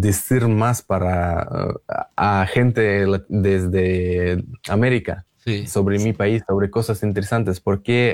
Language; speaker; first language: Spanish; non-native, fluent; Russian